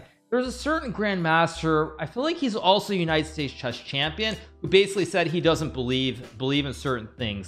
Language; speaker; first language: English; native; English